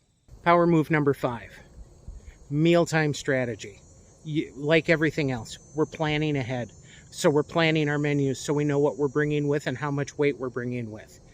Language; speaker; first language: English; native; English